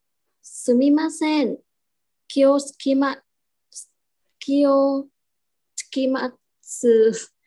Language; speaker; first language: Japanese; non-native, learner; Vietnamese